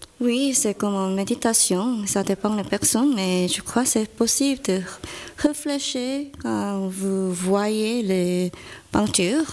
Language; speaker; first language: French; non-native, learner; Korean